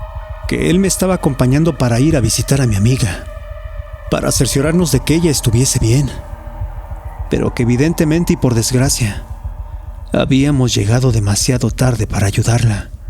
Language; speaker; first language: Spanish; native; Spanish